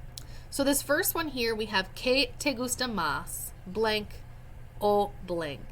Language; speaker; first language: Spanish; non-native, fluent; English